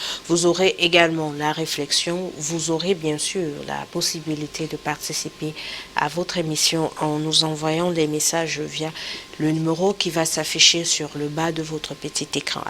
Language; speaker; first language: French; native; French